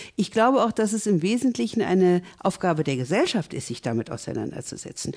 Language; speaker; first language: German; native; German